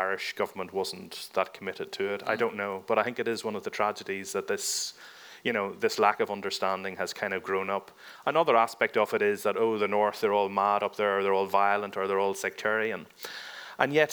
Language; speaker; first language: English; native; English